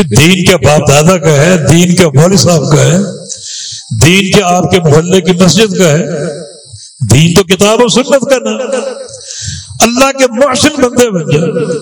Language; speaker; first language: Urdu; native; Urdu